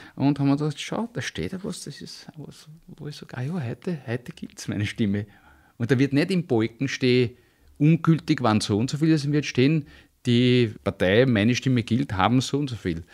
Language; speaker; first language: German; native; German